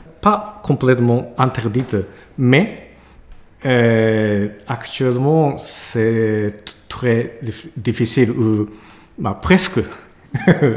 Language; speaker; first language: French; non-native, learner; Japanese